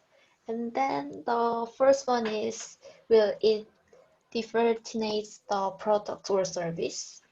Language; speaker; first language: English; non-native, learner; Korean